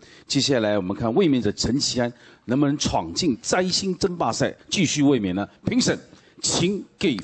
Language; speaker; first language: Chinese; native; Chinese